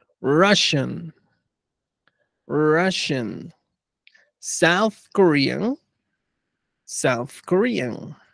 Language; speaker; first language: English; non-native, fluent; Spanish